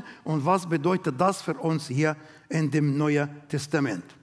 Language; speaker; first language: German; non-native, learner; Arabic